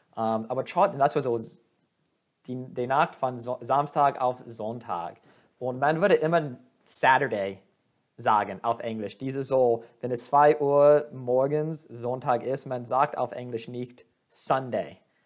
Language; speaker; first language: German; non-native, fluent; English